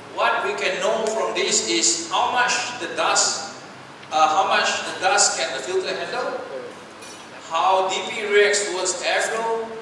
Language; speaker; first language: English; non-native, local second language; Chinese